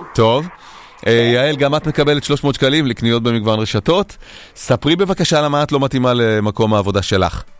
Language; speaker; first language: Hebrew; native; Hebrew